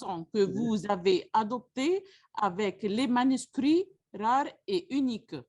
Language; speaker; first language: French; non-native, fluent; Arabic